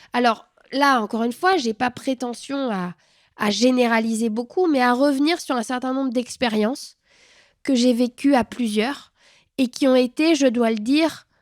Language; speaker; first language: French; native; French